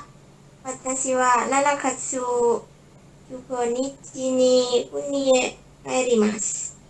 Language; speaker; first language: Japanese; non-native, learner; Indonesian